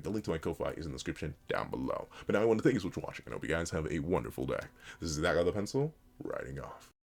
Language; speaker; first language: English; native; English